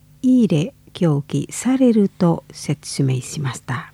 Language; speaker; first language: Japanese; non-native, fluent; Indonesian